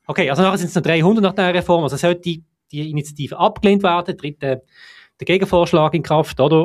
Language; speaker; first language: German; native; German